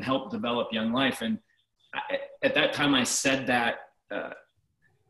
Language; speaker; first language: English; native; English